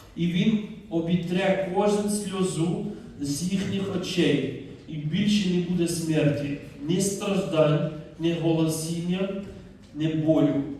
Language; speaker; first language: Ukrainian; non-native, fluent; Dutch